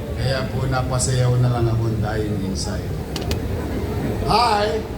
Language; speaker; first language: Filipino; native; Filipino